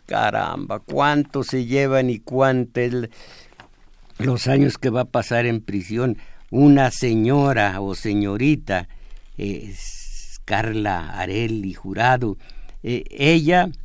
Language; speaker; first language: Spanish; native; Spanish